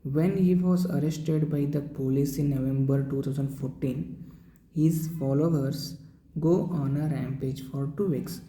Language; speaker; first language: English; non-native, local second language; Kannada